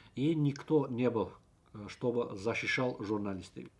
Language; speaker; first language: Russian; non-native, local second language; Azerbaijani